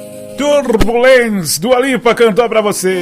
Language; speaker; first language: Portuguese; native; Portuguese